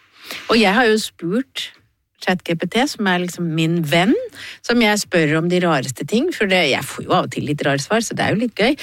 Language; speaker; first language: Norwegian; native; Norwegian